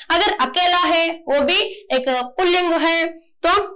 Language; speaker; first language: Hindi; non-native, local second language; Telugu